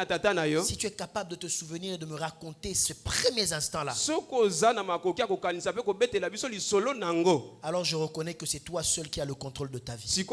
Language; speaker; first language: French; non-native, local second language; Lingala